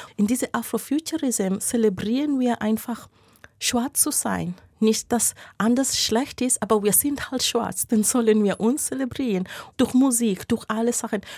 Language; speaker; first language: German; non-native, fluent; Swahili